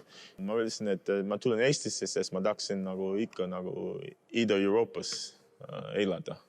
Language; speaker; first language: Estonian; non-native, fluent; English